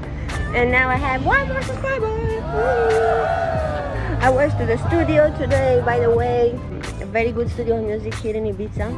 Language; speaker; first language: English; non-native, fluent; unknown